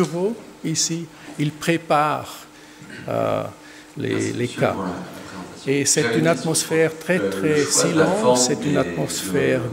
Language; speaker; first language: French; non-native, learner; German